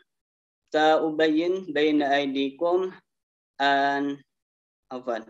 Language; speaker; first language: Arabic; non-native, learner; Indonesian